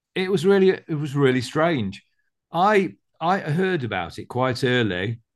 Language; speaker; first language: English; native; English